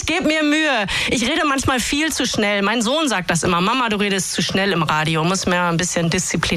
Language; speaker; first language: German; native; German